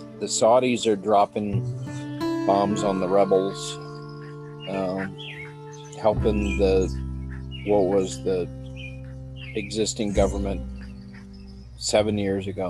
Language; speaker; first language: English; native; English